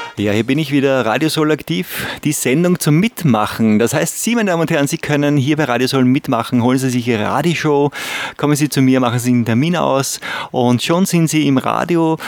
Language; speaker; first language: German; native; German